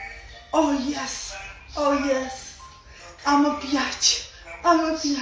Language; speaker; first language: Italian; non-native, learner; Russian